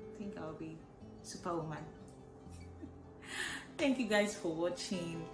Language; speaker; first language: English; non-native, local second language; Yoruba